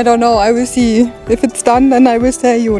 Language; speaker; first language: English; non-native, learner; German